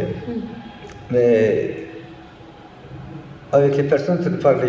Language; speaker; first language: French; non-native, learner; Turkish